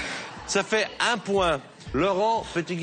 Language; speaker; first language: French; native; French